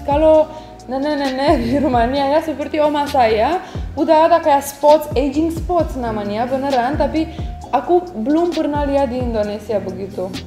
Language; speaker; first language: Indonesian; non-native, fluent; Romanian